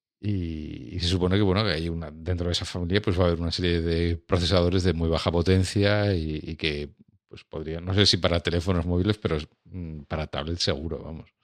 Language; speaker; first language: Spanish; native; Spanish